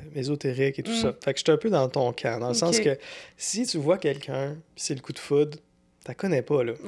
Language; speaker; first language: French; native; French